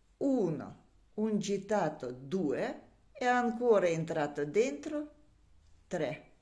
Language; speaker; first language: Italian; non-native, learner; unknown